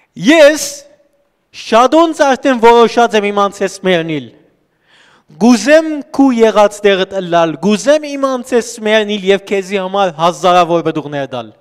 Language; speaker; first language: Armenian; native; Armenian